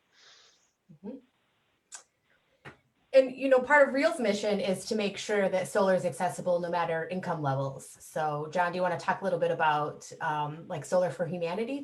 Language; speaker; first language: English; native; English